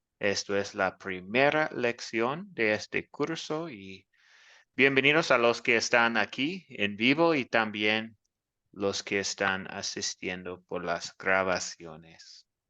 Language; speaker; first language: Spanish; non-native, learner; English